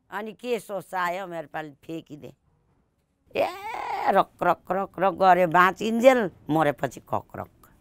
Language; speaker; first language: Nepali; native; Nepali